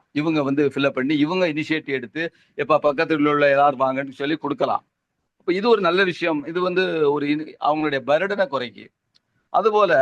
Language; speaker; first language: Tamil; native; Tamil